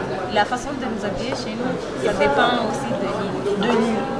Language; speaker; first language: French; non-native, local second language; Comorian